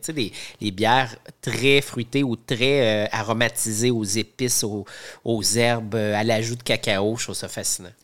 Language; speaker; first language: French; native; French